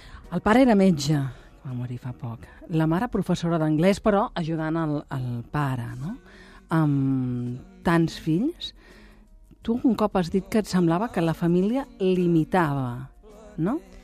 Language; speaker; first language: Catalan; native; Catalan